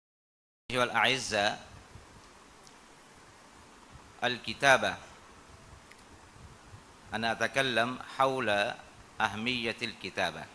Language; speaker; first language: Arabic; non-native, fluent; Urdu